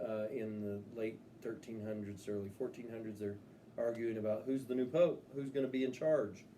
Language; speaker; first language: English; native; English